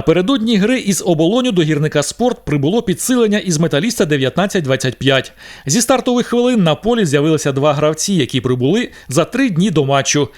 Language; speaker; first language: Ukrainian; native; Ukrainian